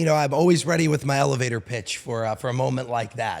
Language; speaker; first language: English; native; English